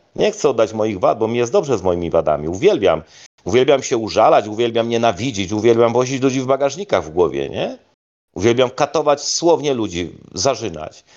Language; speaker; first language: Polish; native; Polish